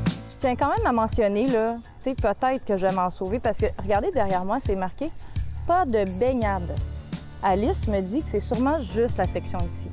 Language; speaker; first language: French; native; French